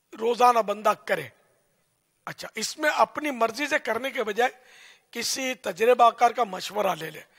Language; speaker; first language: Urdu; native; Urdu